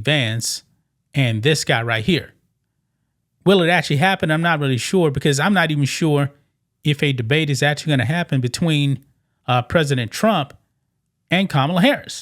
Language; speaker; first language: English; native; English